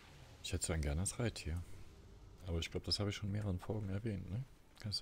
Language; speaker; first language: German; native; German